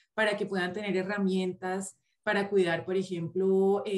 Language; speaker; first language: Spanish; native; Spanish